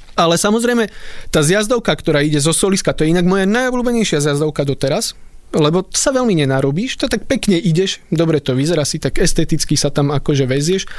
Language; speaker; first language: Slovak; native; Slovak